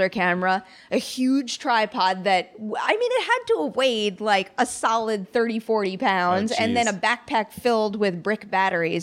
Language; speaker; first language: English; native; English